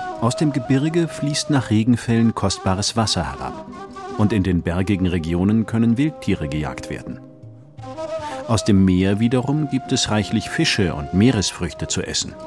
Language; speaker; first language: German; native; German